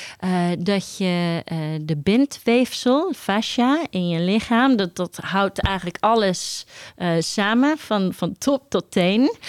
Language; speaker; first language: Dutch; early bilingual, heritage; Dutch